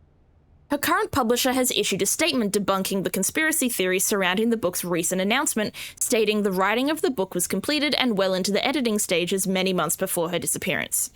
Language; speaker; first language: English; native; English